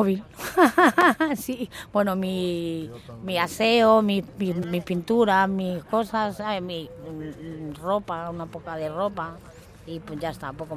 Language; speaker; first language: Spanish; native; Spanish